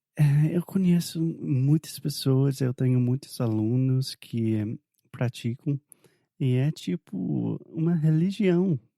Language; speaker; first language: Portuguese; non-native, fluent; English